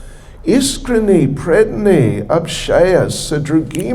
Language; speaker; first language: Russian; non-native, learner; English